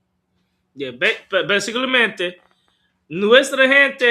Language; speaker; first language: Spanish; non-native, learner; English